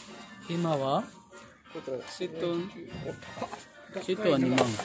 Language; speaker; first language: Japanese; non-native, learner; Filipino